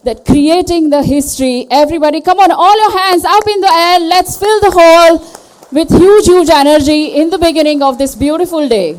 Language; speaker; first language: English; non-native, local second language; Gujarati